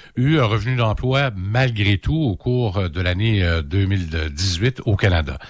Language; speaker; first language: French; native; French